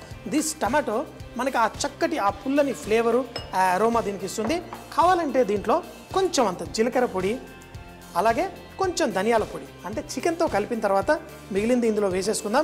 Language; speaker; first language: Telugu; native; Telugu